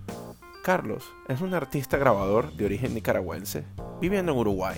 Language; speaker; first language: Spanish; native; Spanish